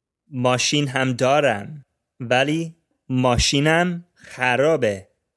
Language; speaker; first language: Persian; non-native, learner; English